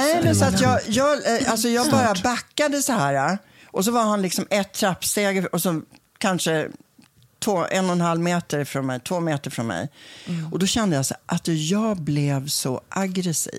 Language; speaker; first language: Swedish; native; Swedish